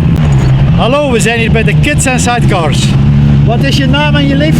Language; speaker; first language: Dutch; native; Dutch